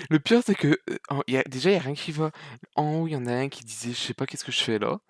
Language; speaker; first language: French; native; French